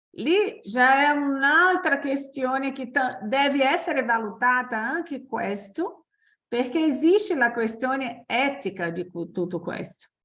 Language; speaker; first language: Italian; non-native, fluent; Portuguese